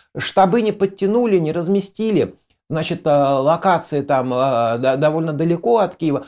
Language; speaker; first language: Russian; native; Russian